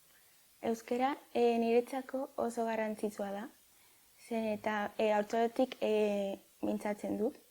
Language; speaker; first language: Basque; non-native, local second language; Spanish